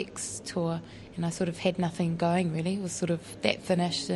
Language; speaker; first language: English; native; English